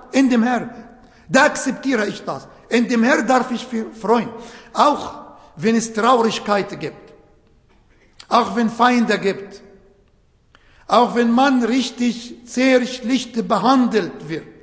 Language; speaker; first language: German; non-native, fluent; Arabic